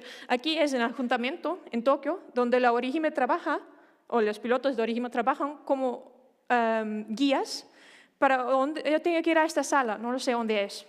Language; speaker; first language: Spanish; non-native, fluent; Danish